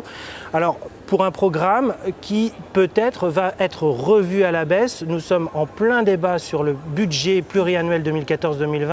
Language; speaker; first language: French; native; French